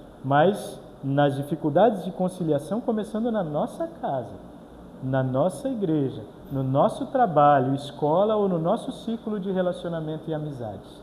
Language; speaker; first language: Portuguese; native; Portuguese